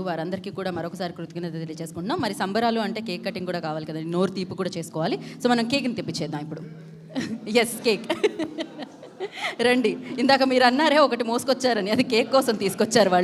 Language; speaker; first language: Telugu; native; Telugu